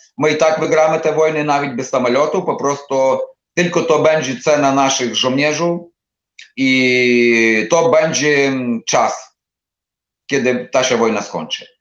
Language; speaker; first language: Polish; non-native, learner; Ukrainian